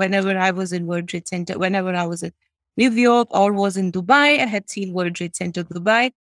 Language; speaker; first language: English; non-native, local second language; Kashmiri